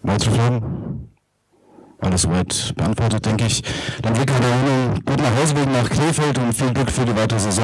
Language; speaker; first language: German; native; German